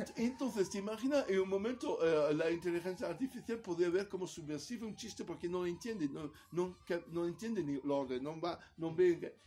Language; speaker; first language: Spanish; non-native, fluent; Italian